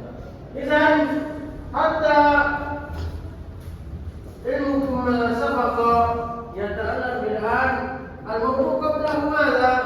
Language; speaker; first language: Arabic; non-native, fluent; Indonesian